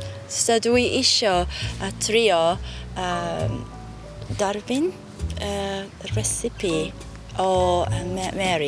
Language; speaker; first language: Welsh; non-native, learner; Japanese